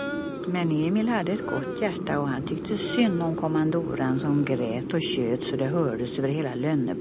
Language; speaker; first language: Swedish; native; Swedish